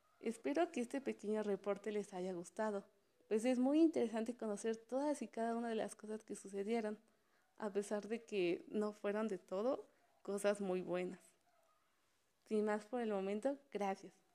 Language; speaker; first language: Spanish; native; Spanish